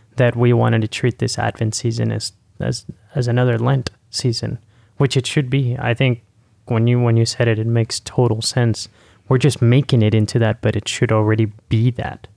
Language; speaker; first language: English; non-native, fluent; Spanish